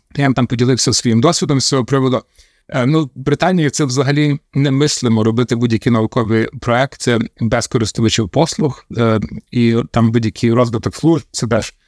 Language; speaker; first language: Ukrainian; native; Ukrainian